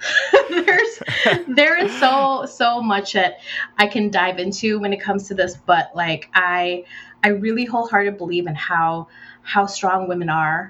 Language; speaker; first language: English; native; English